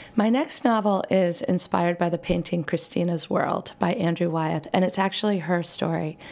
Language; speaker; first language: English; native; English